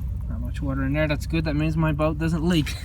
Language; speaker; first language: English; native; English